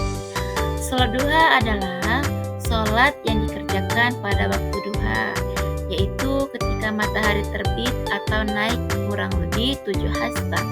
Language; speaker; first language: Indonesian; native; Indonesian